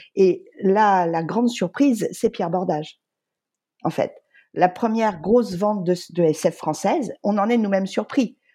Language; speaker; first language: French; native; French